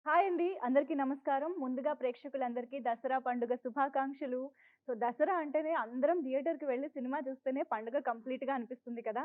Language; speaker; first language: Telugu; native; Telugu